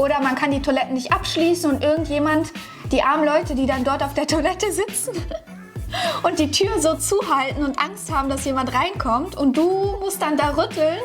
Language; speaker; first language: German; native; German